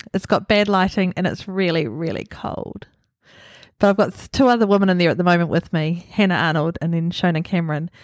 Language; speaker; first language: English; native; English